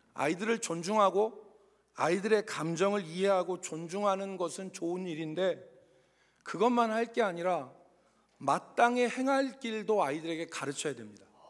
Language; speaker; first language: Korean; native; Korean